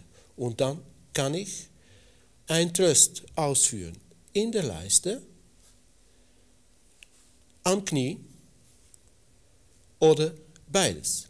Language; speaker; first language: German; non-native, fluent; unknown